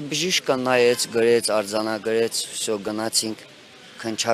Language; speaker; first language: Armenian; native; Armenian